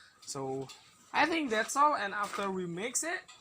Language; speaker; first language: English; non-native, fluent; Indonesian